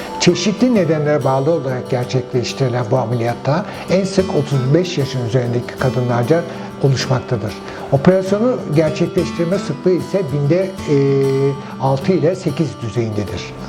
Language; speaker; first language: Turkish; native; Turkish